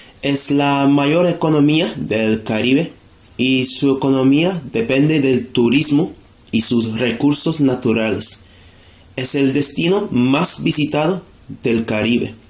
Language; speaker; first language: Spanish; non-native, fluent; English